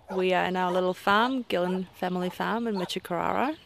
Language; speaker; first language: English; non-native, fluent; Russian